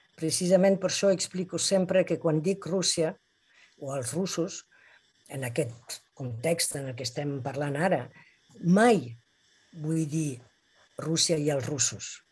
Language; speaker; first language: Catalan; non-native, local second language; Spanish